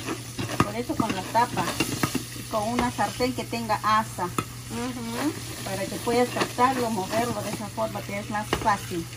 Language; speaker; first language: Spanish; native; Spanish